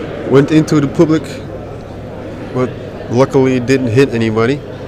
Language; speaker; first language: English; non-native, fluent; Dutch